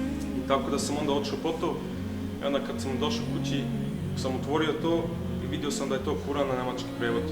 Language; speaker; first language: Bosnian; early bilingual, heritage; Bosnian